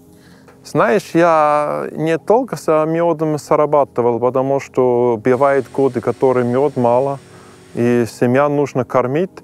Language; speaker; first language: Russian; non-native, learner; German